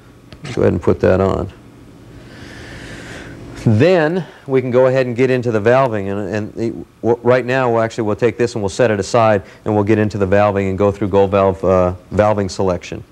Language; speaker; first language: English; native; English